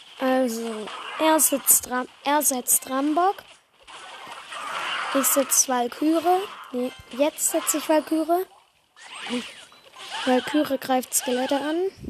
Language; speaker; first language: German; native; German